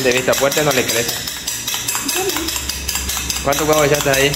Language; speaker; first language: Spanish; native; Spanish